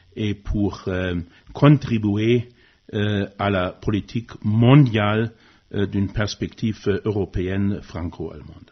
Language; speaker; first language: French; non-native, fluent; German